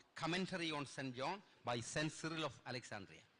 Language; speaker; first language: English; non-native, local second language; Malayalam